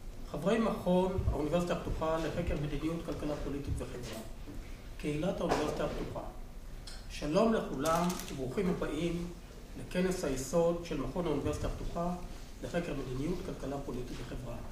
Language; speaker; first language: Hebrew; native; Hebrew